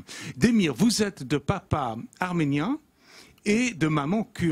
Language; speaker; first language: French; native; French